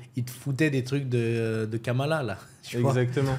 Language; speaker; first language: French; native; French